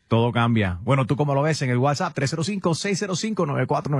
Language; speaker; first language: Spanish; native; Spanish